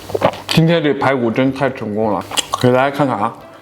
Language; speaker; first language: Chinese; native; Chinese